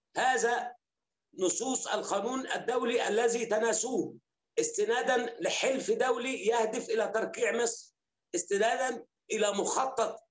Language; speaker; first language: Arabic; native; Arabic